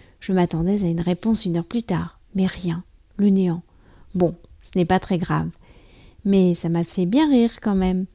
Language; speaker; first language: French; native; French